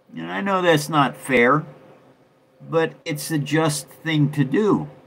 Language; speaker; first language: English; native; English